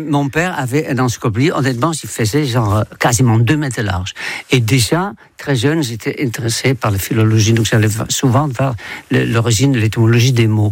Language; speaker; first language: French; non-native, fluent; Dutch